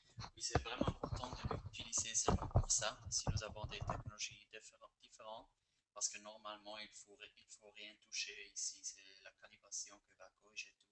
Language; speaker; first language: French; non-native, fluent; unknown